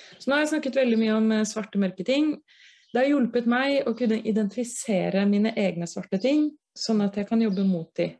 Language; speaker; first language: Norwegian; native; Norwegian